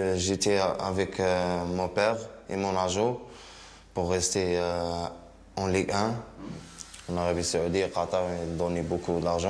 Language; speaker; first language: French; non-native, learner; Arabic